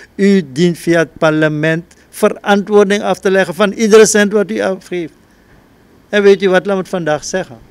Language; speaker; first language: Dutch; native; Dutch